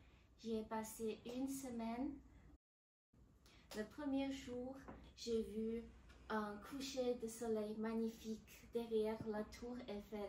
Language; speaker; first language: French; non-native, learner; Chinese